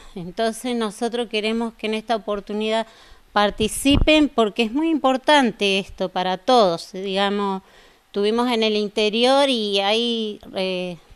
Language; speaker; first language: Spanish; native; Spanish